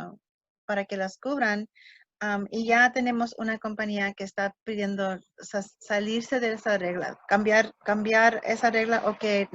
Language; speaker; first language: Spanish; early bilingual, heritage; English